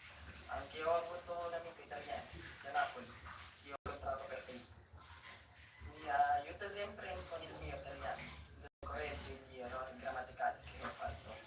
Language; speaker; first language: Italian; non-native, learner; Filipino